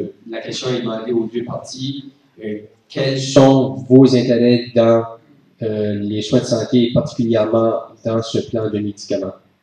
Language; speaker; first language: French; native; French